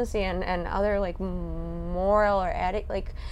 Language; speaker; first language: English; non-native, fluent; Russian